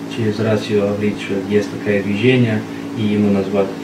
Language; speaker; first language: Russian; non-native, learner; Arabic